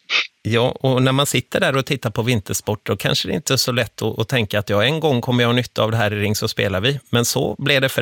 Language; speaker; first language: Swedish; native; Swedish